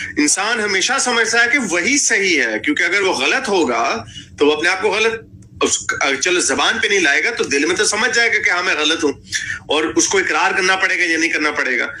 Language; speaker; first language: Urdu; native; Urdu